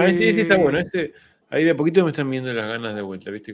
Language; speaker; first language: Spanish; native; Spanish